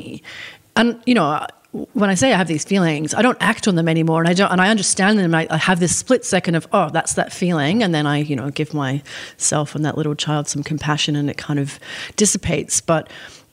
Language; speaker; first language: English; native; English